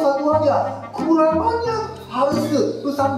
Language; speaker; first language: Indonesian; non-native, learner; Japanese